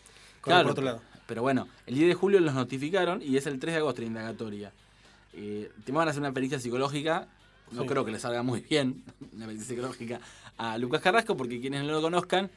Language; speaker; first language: Spanish; native; Spanish